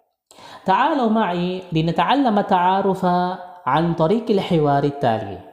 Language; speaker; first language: Arabic; non-native, fluent; Indonesian